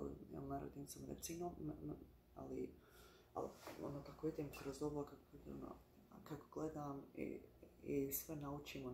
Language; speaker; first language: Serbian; early bilingual, heritage; Bosnian